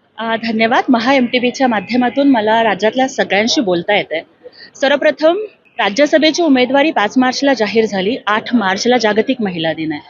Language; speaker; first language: Marathi; non-native, local second language; Telugu